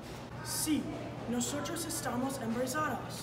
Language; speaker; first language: Spanish; non-native, learner; English